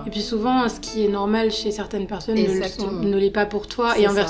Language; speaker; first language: French; native; French